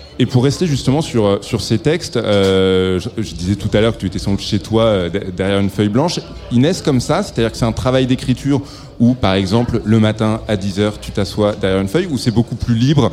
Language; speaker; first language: French; native; French